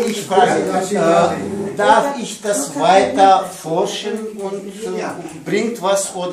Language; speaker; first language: German; non-native, fluent; Pashto